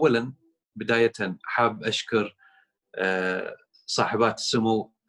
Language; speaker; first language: Arabic; native; Arabic